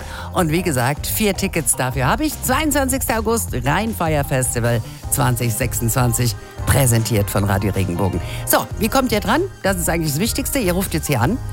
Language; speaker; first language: German; native; German